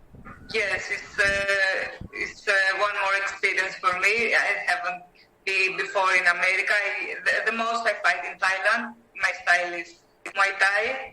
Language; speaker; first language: English; non-native, learner; Greek